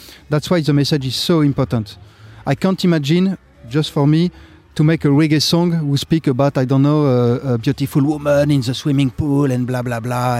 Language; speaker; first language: English; non-native, fluent; French